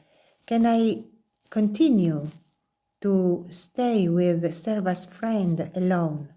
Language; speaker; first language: English; non-native, learner; Italian